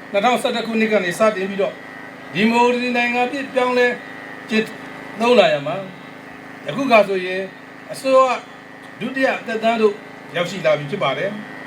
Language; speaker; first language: Burmese; non-native, local second language; S'gaw Karen